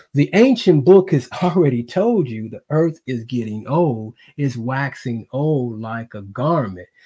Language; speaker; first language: English; native; English